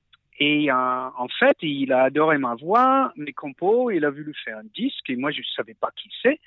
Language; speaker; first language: French; non-native, fluent; English